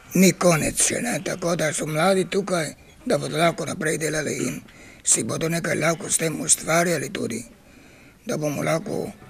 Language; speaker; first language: Slovenian; non-native, local second language; Romany